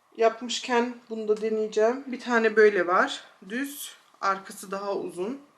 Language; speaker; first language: Turkish; early bilingual, heritage; Turkish